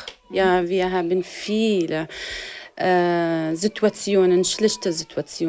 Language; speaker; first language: German; non-native, learner; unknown